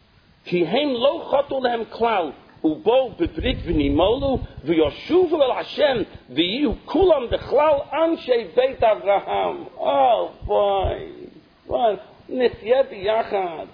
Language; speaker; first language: Hebrew; non-native, fluent; English